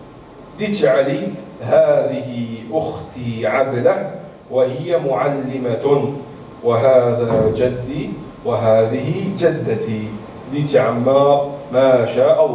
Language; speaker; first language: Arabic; non-native, fluent; Italian